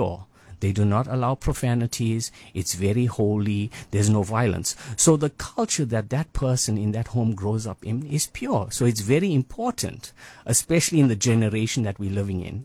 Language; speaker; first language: English; native; English